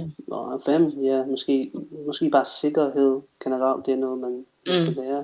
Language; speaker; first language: Danish; non-native, fluent; English